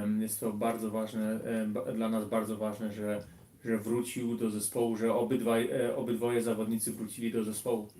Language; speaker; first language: Polish; early bilingual, heritage; Polish